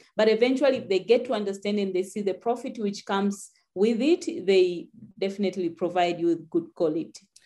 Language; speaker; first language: English; non-native, local second language; Swahili